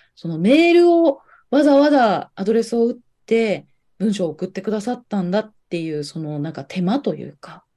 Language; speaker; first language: Japanese; native; Japanese